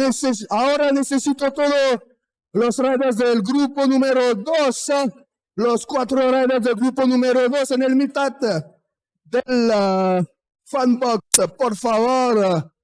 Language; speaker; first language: Spanish; non-native, learner; French